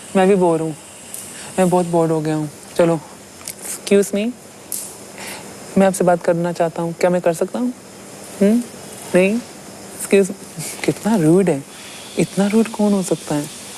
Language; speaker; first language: Hindi; native; Hindi